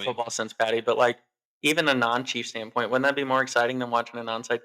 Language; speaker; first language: English; native; English